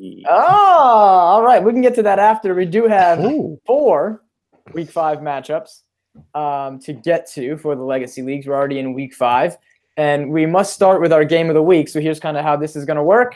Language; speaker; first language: English; native; English